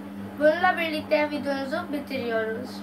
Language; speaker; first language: Turkish; non-native, learner; Urdu